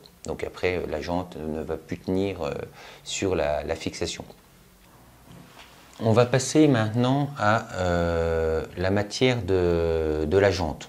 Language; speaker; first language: French; native; French